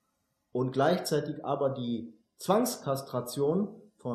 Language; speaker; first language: German; native; German